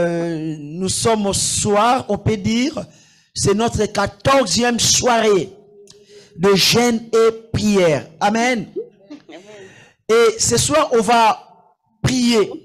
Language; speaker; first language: French; non-native, local second language; Lingala